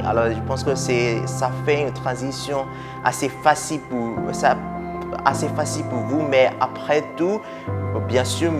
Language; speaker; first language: French; non-native, fluent; Burmese